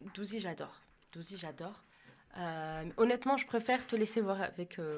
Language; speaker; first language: French; native; French